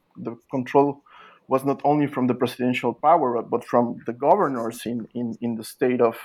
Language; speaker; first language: English; non-native, fluent; Spanish